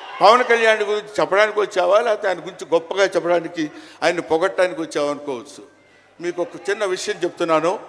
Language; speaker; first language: Telugu; native; Telugu